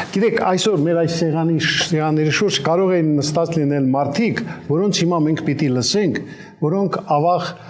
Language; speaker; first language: Armenian; native; Armenian